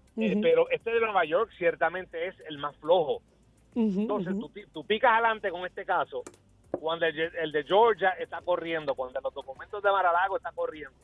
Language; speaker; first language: Spanish; early bilingual, heritage; Spanish